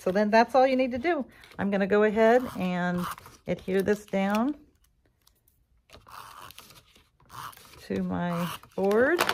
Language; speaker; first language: English; native; English